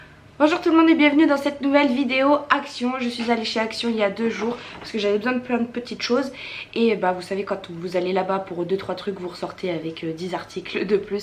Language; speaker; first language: French; native; French